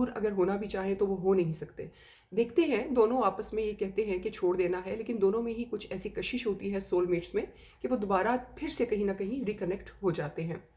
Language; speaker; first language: Hindi; native; Hindi